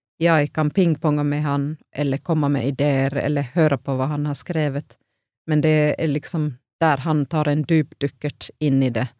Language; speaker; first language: Norwegian; non-native, fluent; Finnish